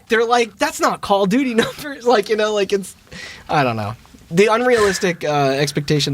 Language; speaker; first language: English; native; English